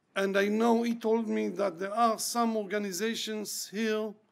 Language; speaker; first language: English; non-native, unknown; Hebrew